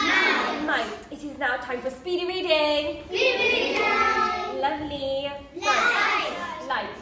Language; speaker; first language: English; native; English